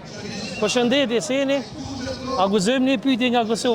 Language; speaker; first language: Albanian; native; Albanian